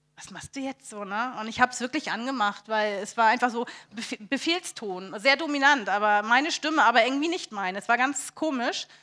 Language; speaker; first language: German; native; German